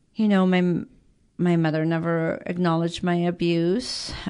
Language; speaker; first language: English; early bilingual, other home language; Persian